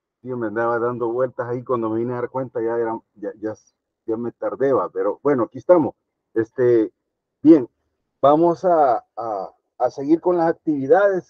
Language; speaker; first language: Spanish; native; Spanish